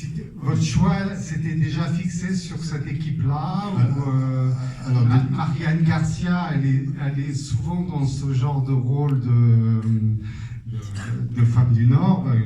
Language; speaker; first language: French; native; French